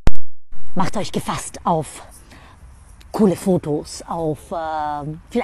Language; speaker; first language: German; non-native, fluent; Bulgarian